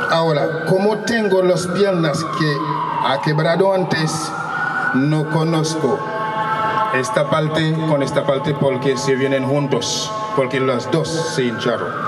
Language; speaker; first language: Spanish; non-native, local second language; Haitian Creole